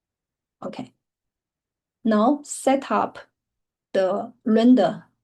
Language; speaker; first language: English; non-native, fluent; Chinese